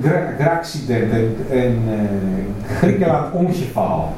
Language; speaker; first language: Dutch; non-native, fluent; Greek